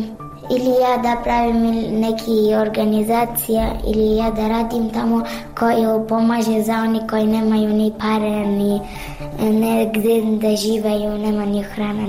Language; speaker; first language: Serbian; non-native, learner; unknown